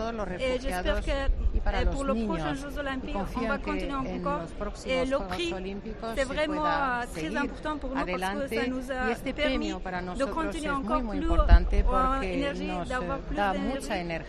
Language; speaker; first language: French; non-native, fluent; Persian